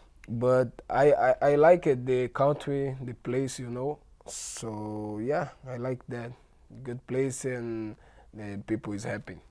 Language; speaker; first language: English; non-native, learner; Portuguese